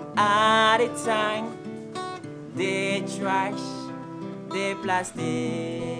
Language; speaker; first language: English; non-native, learner; Haitian Creole